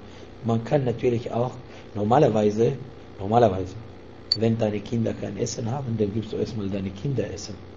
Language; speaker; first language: German; non-native, fluent; Arabic